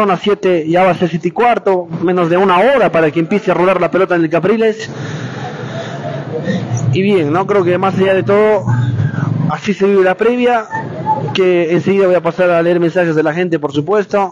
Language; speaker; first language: Spanish; native; Spanish